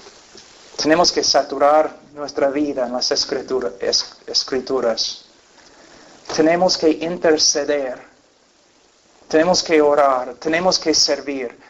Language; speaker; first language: Spanish; non-native, fluent; English